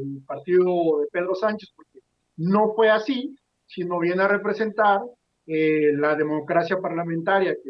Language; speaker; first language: Spanish; native; Spanish